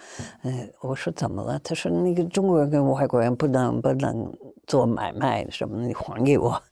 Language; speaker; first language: Chinese; non-native, fluent; English